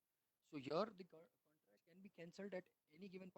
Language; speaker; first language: English; non-native, local second language; Hindi